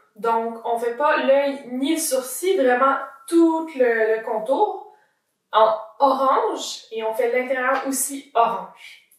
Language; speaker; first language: French; native; French